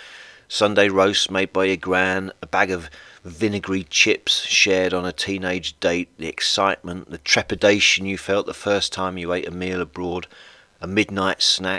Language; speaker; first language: English; native; English